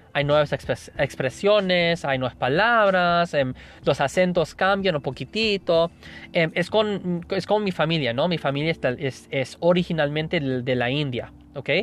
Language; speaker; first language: Spanish; non-native, fluent; English